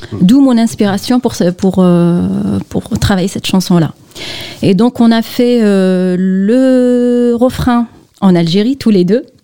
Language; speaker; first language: French; non-native, local second language; Kabyle